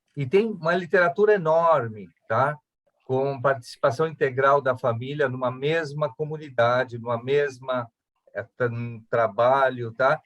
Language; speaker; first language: Portuguese; early bilingual, other home language; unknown